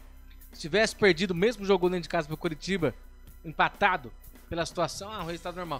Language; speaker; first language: Portuguese; native; Portuguese